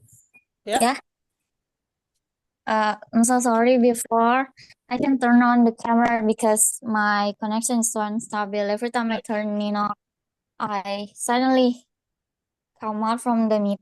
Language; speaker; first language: English; non-native, learner; Indonesian